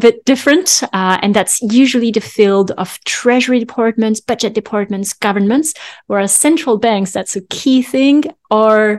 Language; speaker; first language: English; non-native, fluent; French